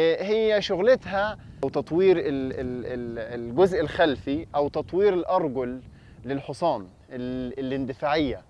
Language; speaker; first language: Arabic; native; Arabic